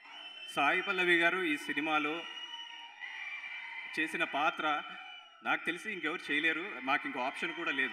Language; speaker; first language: Telugu; native; Telugu